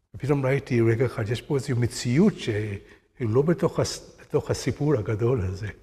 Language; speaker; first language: Hebrew; non-native, fluent; Burmese